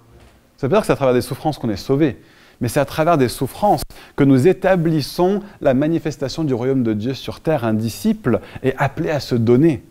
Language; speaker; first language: French; native; French